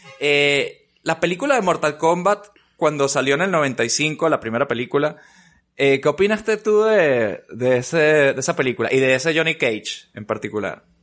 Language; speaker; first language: Spanish; native; Spanish